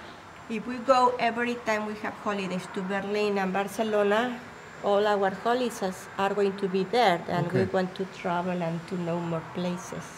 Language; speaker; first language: English; non-native, learner; Spanish